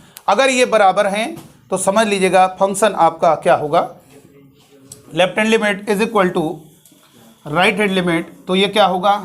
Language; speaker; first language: Hindi; native; Hindi